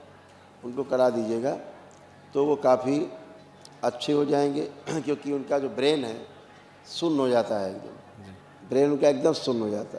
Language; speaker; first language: Hindi; native; Hindi